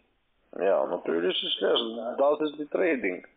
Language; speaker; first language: German; non-native, learner; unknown